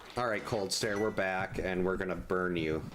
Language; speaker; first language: English; native; English